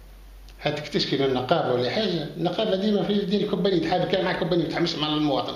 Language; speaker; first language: Arabic; native; Arabic